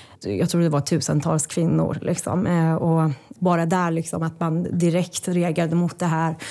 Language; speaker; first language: Swedish; non-native, fluent; Persian